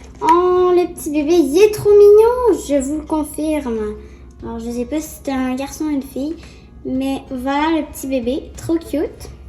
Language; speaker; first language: French; native; French